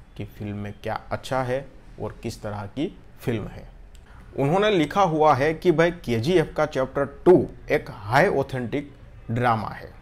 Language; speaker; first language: Hindi; non-native, local second language; Gujarati